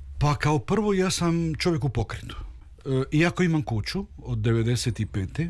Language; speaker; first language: Serbian; early bilingual, heritage; Croatian